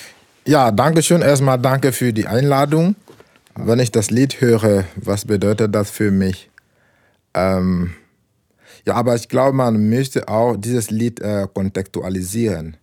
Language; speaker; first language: German; non-native, fluent; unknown